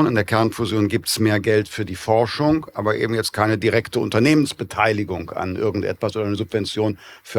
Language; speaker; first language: German; native; German